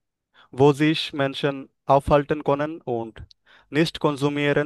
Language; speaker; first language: German; non-native, learner; Bangla